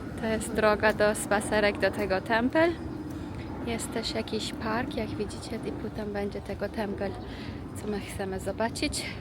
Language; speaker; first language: Polish; non-native, learner; Persian